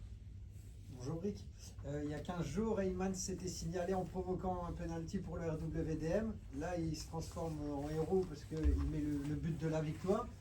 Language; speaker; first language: French; native; French